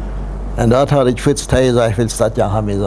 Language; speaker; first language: German; non-native, local second language; Plautdietsch